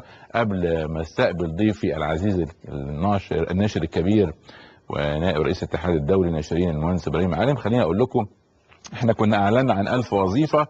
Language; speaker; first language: Arabic; native; Arabic